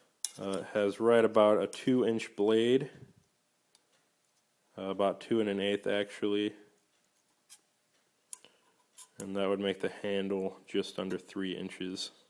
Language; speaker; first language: English; native; English